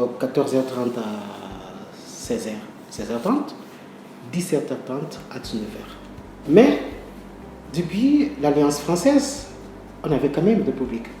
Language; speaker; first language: French; non-native, learner; Portuguese